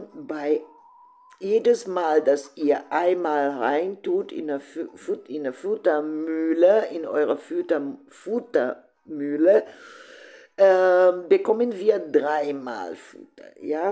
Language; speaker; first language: German; non-native, fluent; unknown